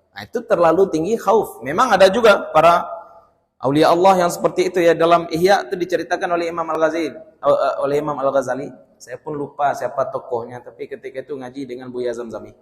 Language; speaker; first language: Malay; non-native, local second language; Minangkabau